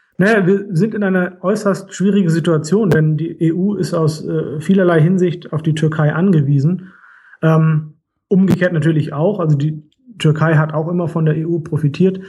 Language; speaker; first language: German; native; German